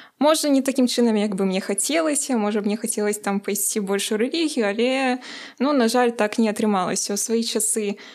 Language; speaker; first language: Belarusian; native; Belarusian